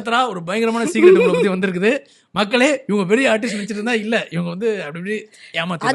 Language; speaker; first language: Tamil; native; Tamil